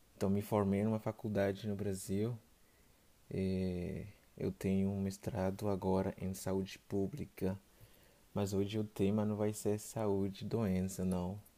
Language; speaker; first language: Portuguese; non-native, fluent; Haitian Creole